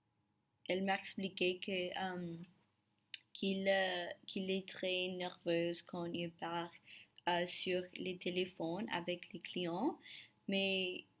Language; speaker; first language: French; non-native, learner; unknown